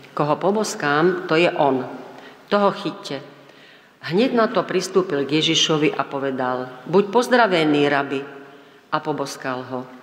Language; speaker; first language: Slovak; native; Slovak